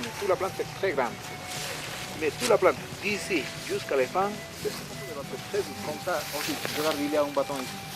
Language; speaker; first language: French; non-native, learner; Spanish